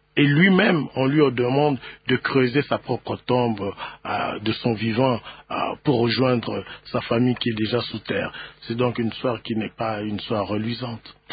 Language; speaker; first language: French; non-native, local second language; Lingala